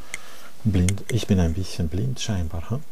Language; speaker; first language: German; non-native, fluent; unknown